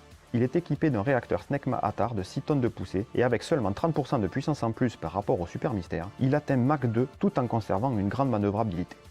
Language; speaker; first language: French; native; French